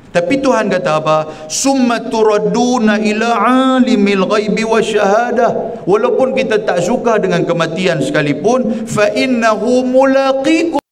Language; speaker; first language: Malay; native; Malay